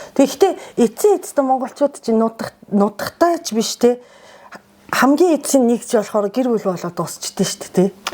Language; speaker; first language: Mongolian; non-native, fluent; Japanese